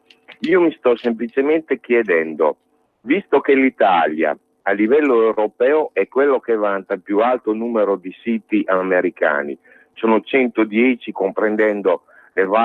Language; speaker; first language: Italian; native; Italian